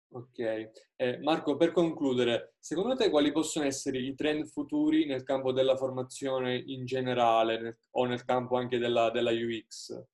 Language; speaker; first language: Italian; native; Italian